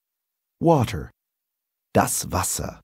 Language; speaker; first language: German; non-native, fluent; English